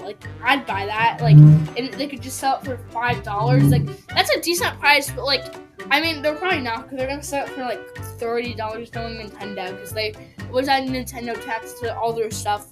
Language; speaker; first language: English; native; English